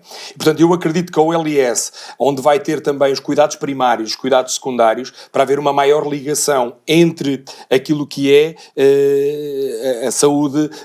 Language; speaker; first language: Portuguese; native; Portuguese